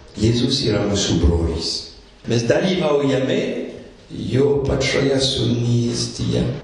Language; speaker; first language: Lithuanian; non-native, fluent; French